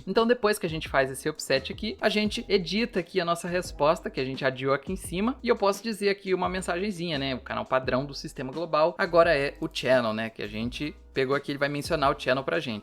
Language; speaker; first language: Portuguese; native; Portuguese